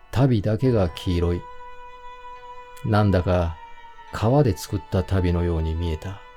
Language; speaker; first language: Japanese; native; Japanese